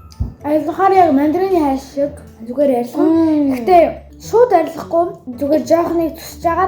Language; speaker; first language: Mongolian; early bilingual, heritage; Mongolian